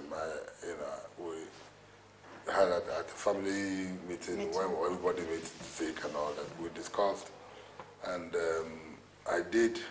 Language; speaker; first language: English; non-native, local second language; Igbo